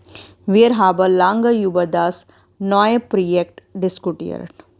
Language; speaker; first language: German; non-native, fluent; Hindi